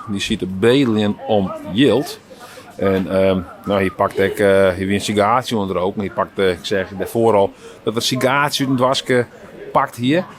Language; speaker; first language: Dutch; non-native, local second language; Western Frisian